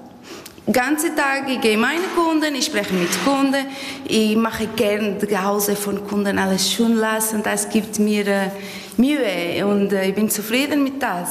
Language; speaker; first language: German; non-native, learner; Portuguese